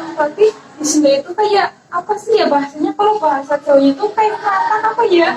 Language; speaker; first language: Indonesian; non-native, local second language; Javanese